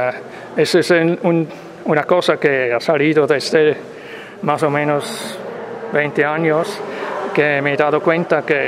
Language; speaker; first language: Spanish; non-native, fluent; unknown